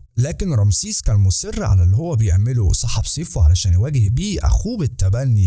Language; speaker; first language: Arabic; native; Arabic